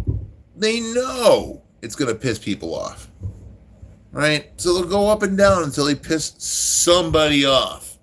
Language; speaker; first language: English; native; English